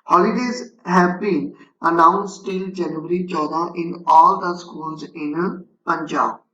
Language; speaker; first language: English; non-native, local second language; Punjabi